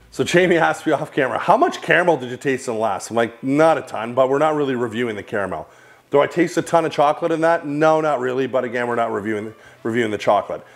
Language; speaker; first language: English; native; English